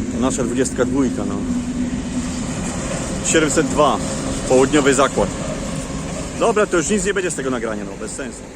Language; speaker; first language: Polish; native; Polish